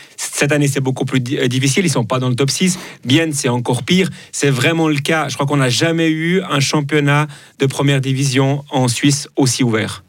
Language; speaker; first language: French; native; French